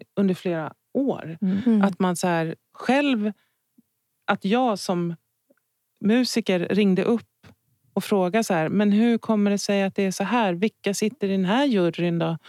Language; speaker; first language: Swedish; native; Swedish